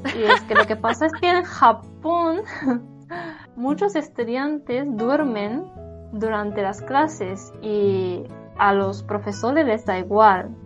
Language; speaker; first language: Spanish; non-native, fluent; Japanese